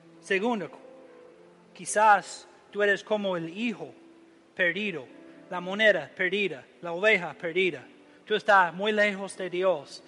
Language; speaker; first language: Spanish; non-native, learner; English